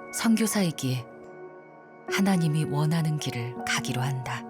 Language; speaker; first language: Korean; native; Korean